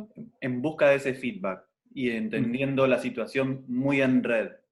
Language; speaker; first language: Spanish; native; Spanish